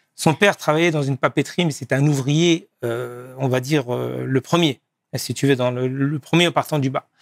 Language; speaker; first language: French; native; French